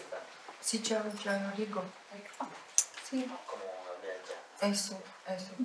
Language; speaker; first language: Spanish; non-native, fluent; Czech